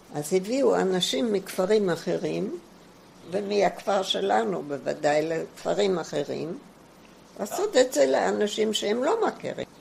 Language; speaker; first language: Hebrew; non-native, fluent; German